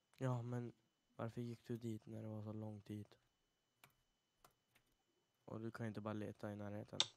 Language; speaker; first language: Swedish; native; Swedish